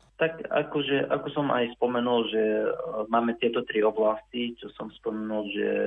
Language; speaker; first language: Slovak; non-native, fluent; Arabic